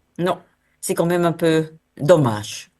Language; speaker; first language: French; non-native, local second language; Dutch